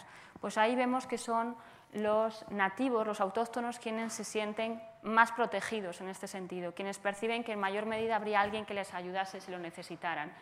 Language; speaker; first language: Spanish; native; Spanish